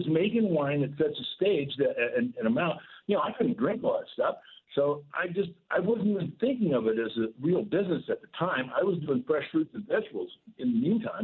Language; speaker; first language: English; native; English